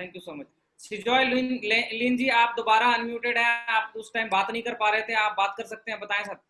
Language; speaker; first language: Hindi; native; Hindi